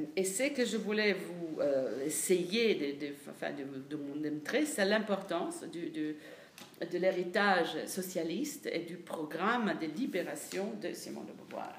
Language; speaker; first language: French; non-native, fluent; Italian